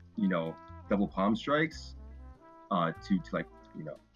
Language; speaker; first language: English; native; English